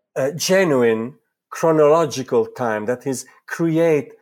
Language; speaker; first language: English; non-native, fluent; Italian